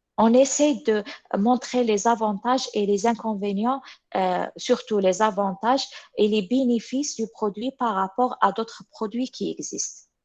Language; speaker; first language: French; non-native, local second language; Arabic